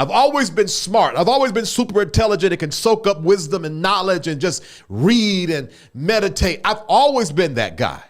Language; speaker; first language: English; native; English